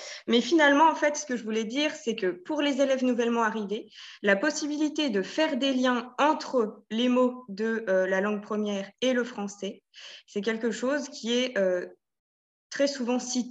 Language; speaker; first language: French; native; French